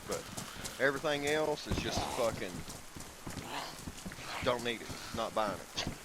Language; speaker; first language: English; native; English